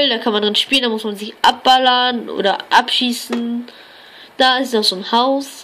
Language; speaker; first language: German; native; German